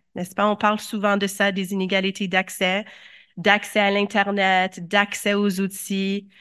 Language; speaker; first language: French; native; French